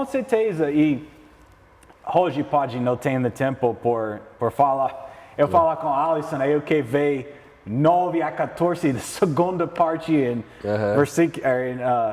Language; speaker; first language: Portuguese; non-native, learner; English